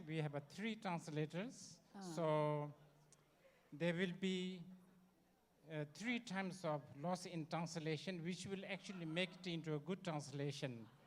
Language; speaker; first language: English; non-native, learner; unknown